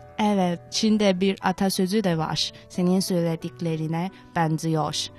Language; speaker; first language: Turkish; non-native, fluent; Chinese